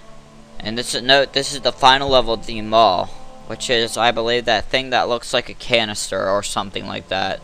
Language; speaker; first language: English; native; English